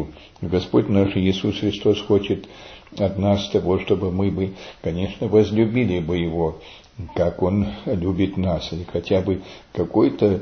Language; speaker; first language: Russian; early bilingual, heritage; Russian